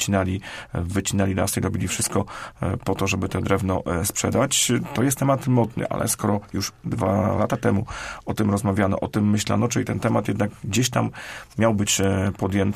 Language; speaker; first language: Polish; native; Polish